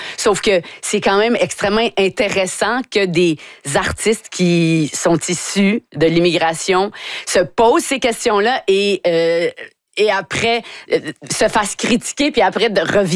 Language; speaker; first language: French; native; French